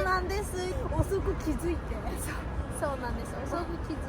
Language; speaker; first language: Japanese; non-native, fluent; Hindi